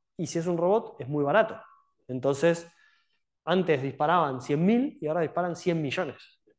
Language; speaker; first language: Spanish; native; Spanish